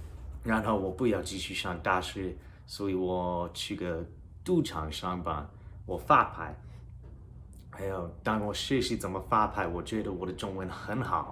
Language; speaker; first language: Chinese; non-native, fluent; English